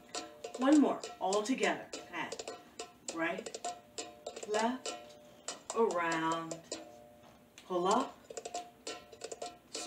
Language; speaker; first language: English; native; English